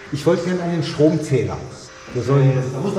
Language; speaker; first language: German; native; German